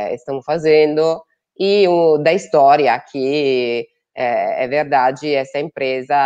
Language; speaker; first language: Portuguese; non-native, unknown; Italian